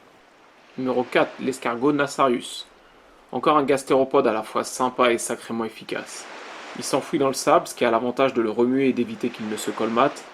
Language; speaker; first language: French; native; French